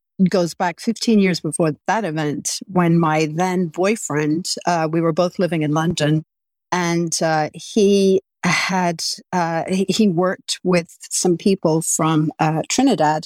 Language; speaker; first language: English; native; English